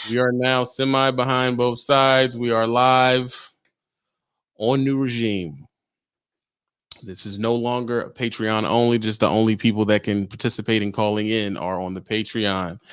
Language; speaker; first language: English; native; English